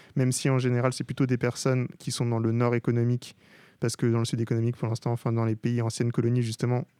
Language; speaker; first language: French; native; French